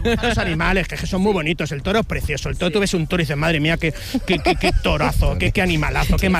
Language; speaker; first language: Spanish; native; Spanish